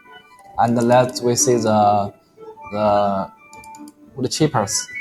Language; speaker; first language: English; non-native, learner; Chinese